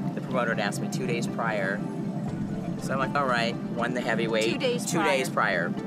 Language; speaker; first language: English; native; English